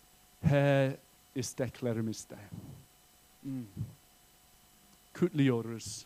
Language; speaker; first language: Turkish; non-native, fluent; English